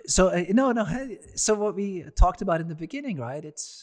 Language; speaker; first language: English; non-native, fluent; Norwegian